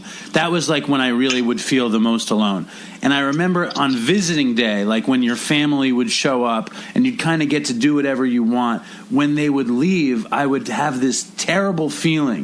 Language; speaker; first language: English; native; English